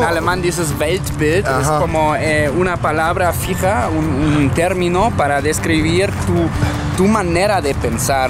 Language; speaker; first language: Spanish; non-native, fluent; German